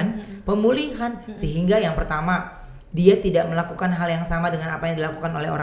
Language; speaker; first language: Indonesian; native; Indonesian